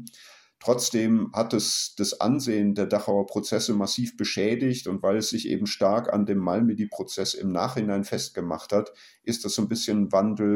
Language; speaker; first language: German; native; German